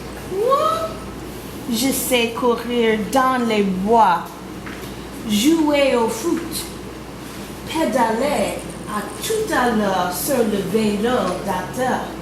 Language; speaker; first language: French; non-native, fluent; English